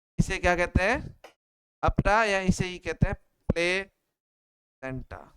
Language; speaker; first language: Hindi; native; Hindi